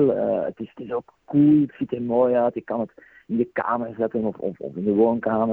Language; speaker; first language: Dutch; native; Dutch